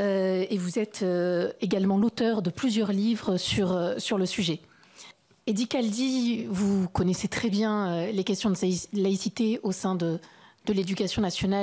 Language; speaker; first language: French; native; French